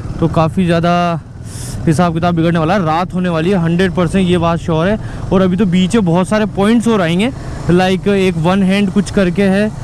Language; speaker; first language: Hindi; native; Hindi